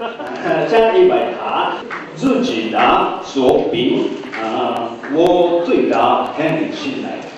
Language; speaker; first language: Chinese; non-native, learner; Japanese